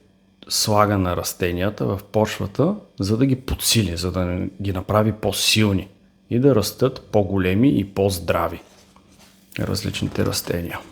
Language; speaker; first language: Bulgarian; native; Bulgarian